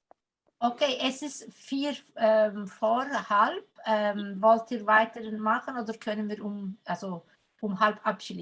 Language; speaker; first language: German; non-native, fluent; Turkish